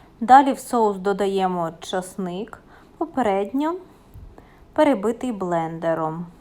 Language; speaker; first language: Ukrainian; native; Ukrainian